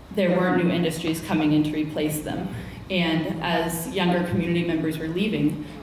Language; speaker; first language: English; native; English